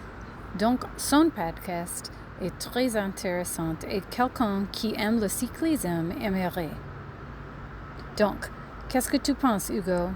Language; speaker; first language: French; non-native, learner; English